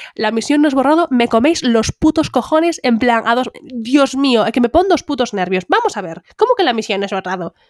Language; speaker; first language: Spanish; native; Spanish